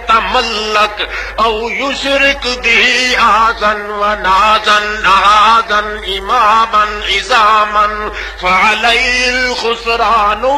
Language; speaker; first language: Arabic; non-native, fluent; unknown